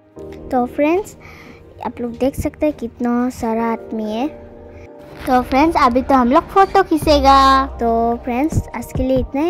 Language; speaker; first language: Hindi; non-native, local second language; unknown